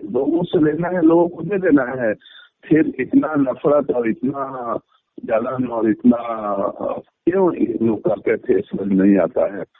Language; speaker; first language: Hindi; native; Hindi